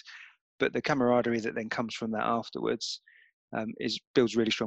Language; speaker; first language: English; native; English